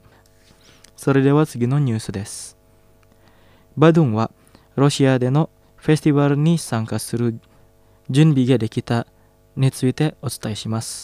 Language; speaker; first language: Japanese; non-native, fluent; Indonesian